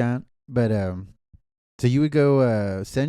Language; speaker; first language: English; native; English